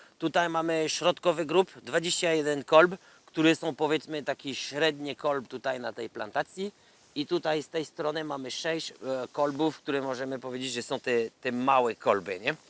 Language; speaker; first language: Polish; non-native, learner; French